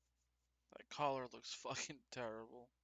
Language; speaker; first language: English; native; English